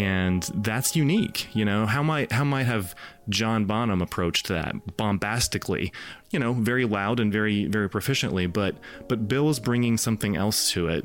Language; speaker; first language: English; native; English